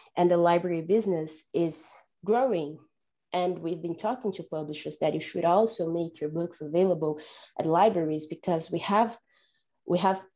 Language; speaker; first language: English; non-native, fluent; Portuguese